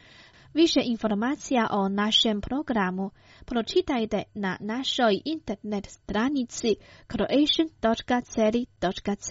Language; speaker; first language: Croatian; non-native, fluent; Chinese